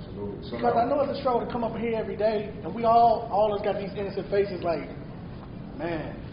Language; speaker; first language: English; native; English